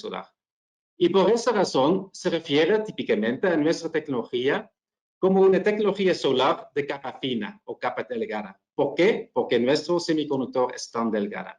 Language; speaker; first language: Spanish; non-native, fluent; Dutch